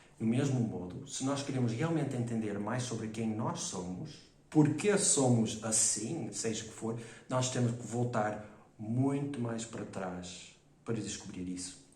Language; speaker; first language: Portuguese; non-native, fluent; English